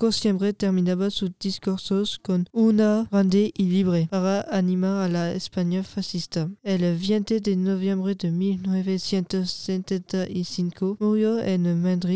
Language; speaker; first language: Spanish; non-native, learner; French